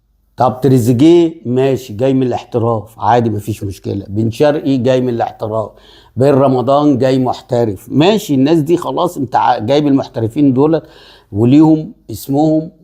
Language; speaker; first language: Arabic; native; Arabic